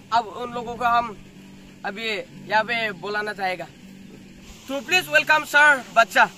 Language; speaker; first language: Hindi; non-native, local second language; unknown